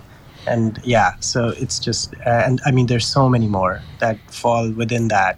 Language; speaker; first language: English; non-native, local second language; Urdu